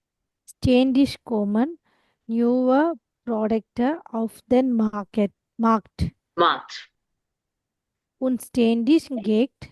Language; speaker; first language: German; non-native, learner; Tamil